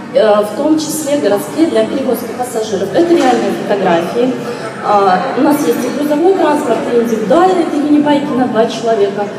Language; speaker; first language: Russian; native; Russian